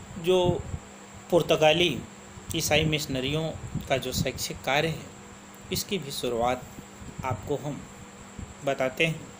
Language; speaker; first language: Hindi; native; Hindi